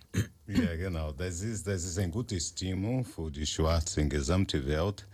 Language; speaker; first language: German; non-native, fluent; Portuguese